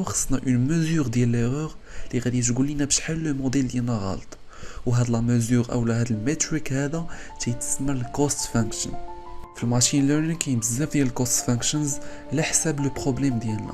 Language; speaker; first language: Arabic; native; Arabic